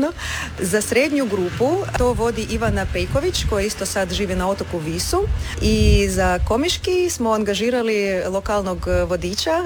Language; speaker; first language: Croatian; non-native, fluent; Russian